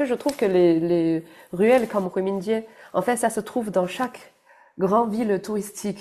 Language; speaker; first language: French; non-native, fluent; Chinese